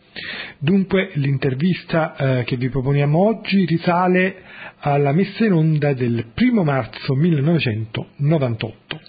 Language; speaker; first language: Italian; native; Italian